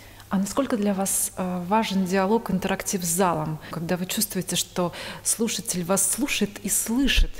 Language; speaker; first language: Russian; native; Russian